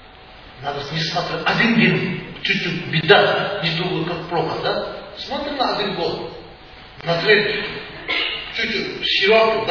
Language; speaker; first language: Russian; non-native, learner; Tibetan